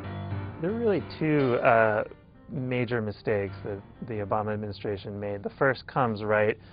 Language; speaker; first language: English; native; English